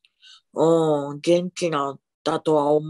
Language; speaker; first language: Japanese; native; Japanese